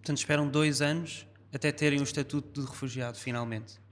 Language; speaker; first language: Portuguese; native; Portuguese